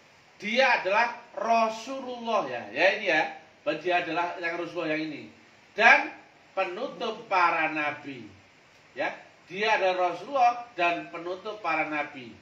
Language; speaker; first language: Indonesian; native; Indonesian